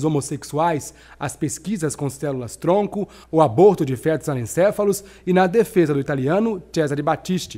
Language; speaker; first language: Portuguese; native; Portuguese